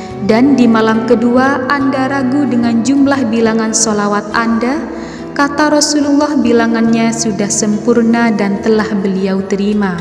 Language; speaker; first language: Indonesian; native; Indonesian